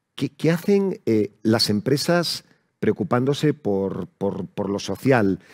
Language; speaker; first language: Spanish; native; Spanish